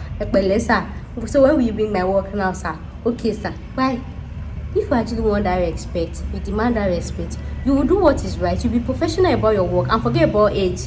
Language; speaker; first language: English; non-native, local second language; Yoruba